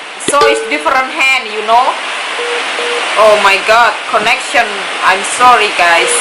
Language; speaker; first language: English; non-native, learner; Indonesian